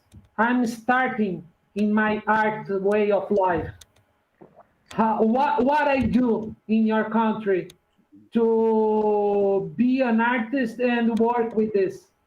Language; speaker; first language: English; non-native, learner; Portuguese